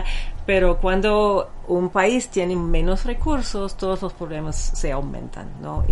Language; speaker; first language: Spanish; non-native, fluent; English